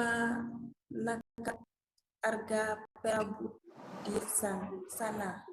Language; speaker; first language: Indonesian; non-native, learner; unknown